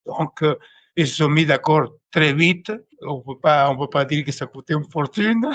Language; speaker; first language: French; non-native, fluent; Spanish